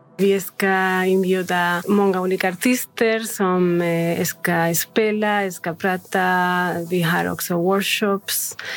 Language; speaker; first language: Swedish; non-native, fluent; Spanish